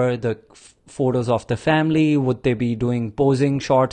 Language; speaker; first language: English; non-native, local second language; Punjabi